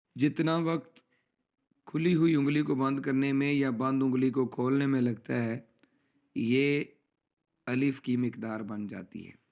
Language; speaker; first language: Urdu; non-native, local second language; Punjabi